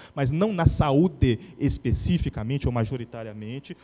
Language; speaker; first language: Portuguese; native; Portuguese